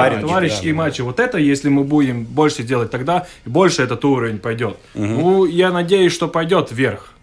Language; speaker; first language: Russian; non-native, local second language; Latvian